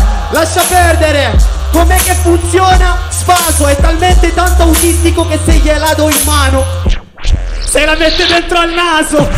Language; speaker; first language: Italian; native; Italian